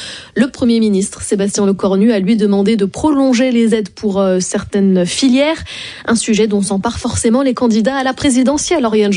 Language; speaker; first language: French; native; French